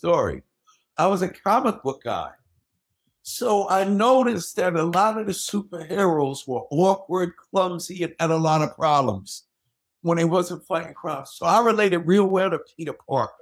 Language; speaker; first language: English; native; English